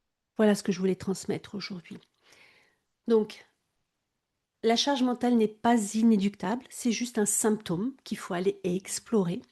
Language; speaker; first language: French; native; French